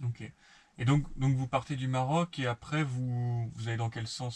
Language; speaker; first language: French; native; French